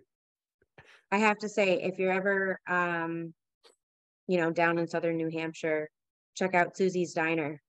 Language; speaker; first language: English; native; English